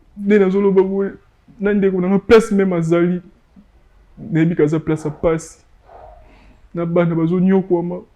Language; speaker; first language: Lingala; non-native, local second language; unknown